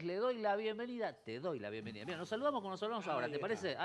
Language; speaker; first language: Spanish; native; Spanish